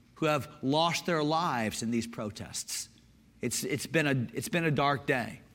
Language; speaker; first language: English; native; English